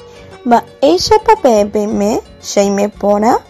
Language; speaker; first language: Spanish; native; Spanish